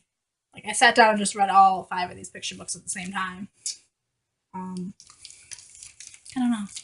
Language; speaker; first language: English; native; English